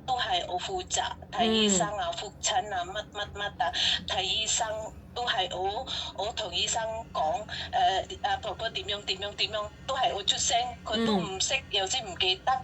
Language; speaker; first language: Cantonese; non-native, fluent; Indonesian